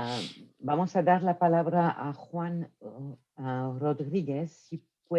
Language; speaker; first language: Spanish; non-native, fluent; French